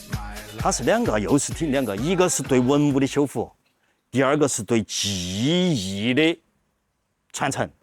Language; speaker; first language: Chinese; native; Chinese